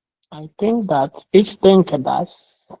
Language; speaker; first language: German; non-native, learner; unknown